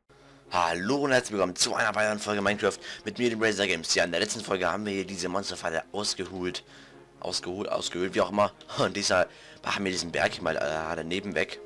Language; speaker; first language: German; native; German